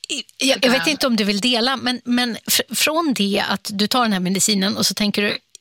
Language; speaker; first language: Swedish; native; Swedish